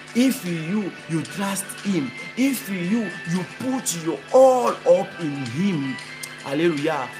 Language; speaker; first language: English; non-native, fluent; Lingala